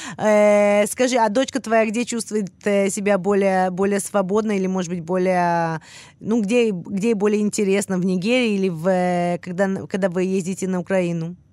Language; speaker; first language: Russian; early bilingual, heritage; Russian